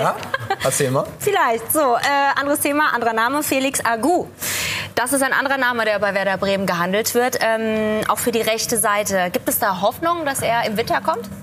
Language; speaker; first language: German; native; German